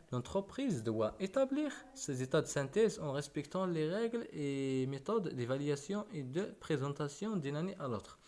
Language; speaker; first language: French; non-native, local second language; Arabic